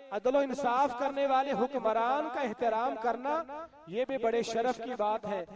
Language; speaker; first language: Urdu; non-native, local second language; Punjabi